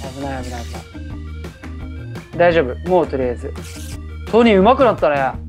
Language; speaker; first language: Japanese; native; Japanese